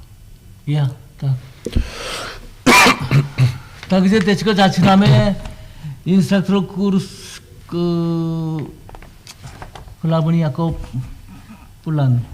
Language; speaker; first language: Czech; non-native, learner; Korean